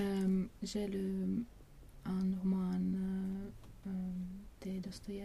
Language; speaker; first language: French; non-native, learner; Latvian